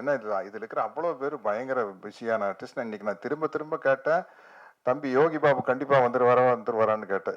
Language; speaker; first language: Tamil; native; Tamil